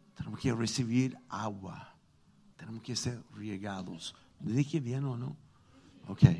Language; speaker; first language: Spanish; non-native, fluent; English